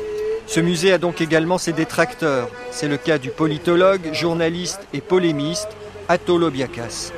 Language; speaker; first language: French; native; French